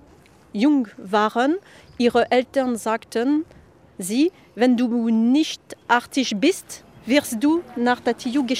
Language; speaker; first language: German; non-native, fluent; French